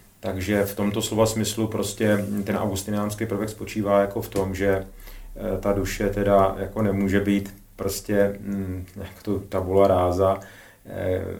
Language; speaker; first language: Czech; native; Czech